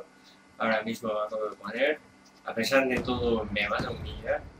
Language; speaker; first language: Spanish; native; Spanish